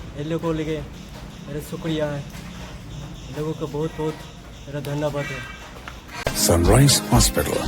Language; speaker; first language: Hindi; non-native, local second language; Bangla